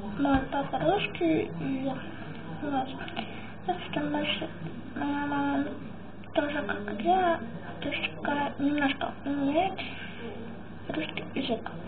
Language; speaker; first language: Russian; early bilingual, heritage; Russian